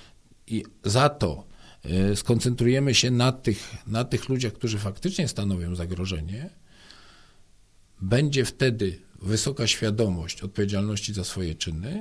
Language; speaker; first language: Polish; native; Polish